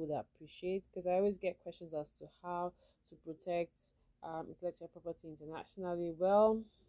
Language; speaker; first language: English; non-native, local second language; Igbo